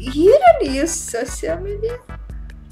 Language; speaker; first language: English; non-native, learner; Indonesian